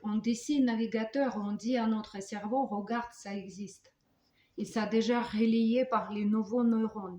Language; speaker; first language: French; non-native, fluent; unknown